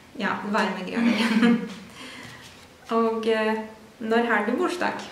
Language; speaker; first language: Norwegian; non-native, fluent; Polish